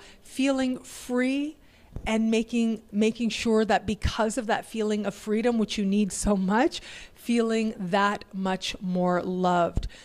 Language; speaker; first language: English; native; English